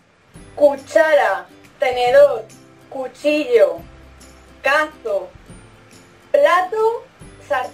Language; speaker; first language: Spanish; native; Spanish